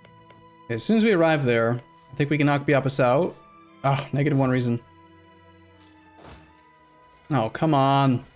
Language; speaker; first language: English; native; English